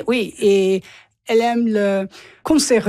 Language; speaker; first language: French; non-native, learner; English